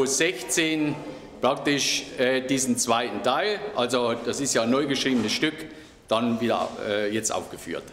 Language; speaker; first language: German; native; German